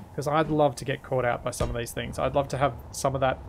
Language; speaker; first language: English; native; English